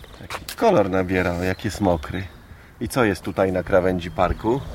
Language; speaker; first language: Polish; native; Polish